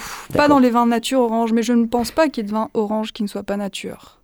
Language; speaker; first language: French; native; French